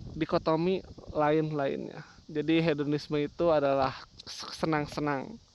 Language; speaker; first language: Indonesian; non-native, local second language; Sundanese